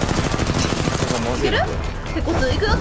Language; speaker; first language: Japanese; native; Japanese